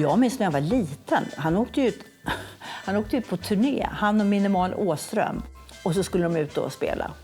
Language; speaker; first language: Swedish; native; Swedish